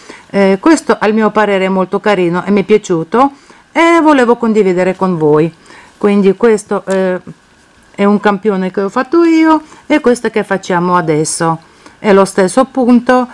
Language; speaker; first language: Italian; non-native, fluent; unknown